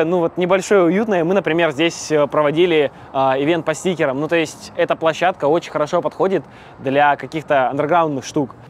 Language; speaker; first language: Russian; native; Russian